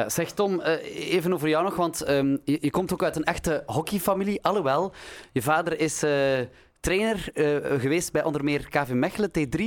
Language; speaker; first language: Dutch; native; Dutch